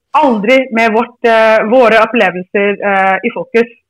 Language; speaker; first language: Norwegian; non-native, fluent; English